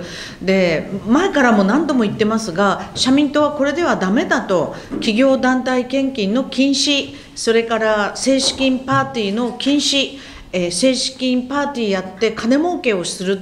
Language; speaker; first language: Japanese; native; Japanese